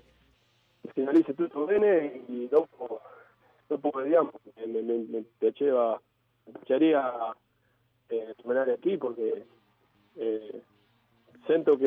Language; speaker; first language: Italian; non-native, fluent; Spanish